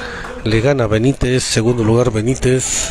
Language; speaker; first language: Spanish; native; Spanish